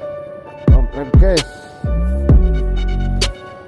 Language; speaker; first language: Indonesian; non-native, local second language; Javanese